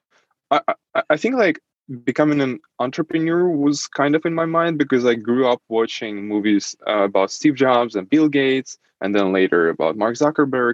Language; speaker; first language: English; non-native, fluent; Russian